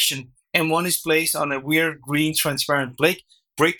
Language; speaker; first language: English; non-native, fluent; Danish